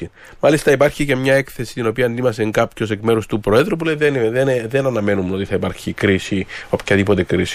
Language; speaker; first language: Greek; native; Greek